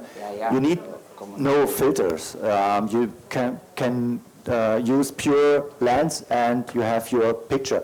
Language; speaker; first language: English; non-native, learner; German